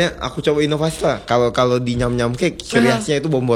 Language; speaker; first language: Indonesian; native; Indonesian